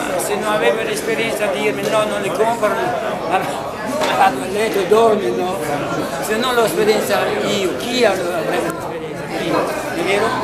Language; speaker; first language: Italian; early bilingual, heritage; Italian